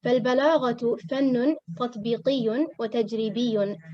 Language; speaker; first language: Arabic; non-native, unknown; Urdu